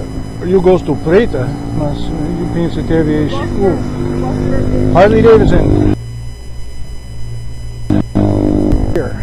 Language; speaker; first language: Portuguese; non-native, learner; English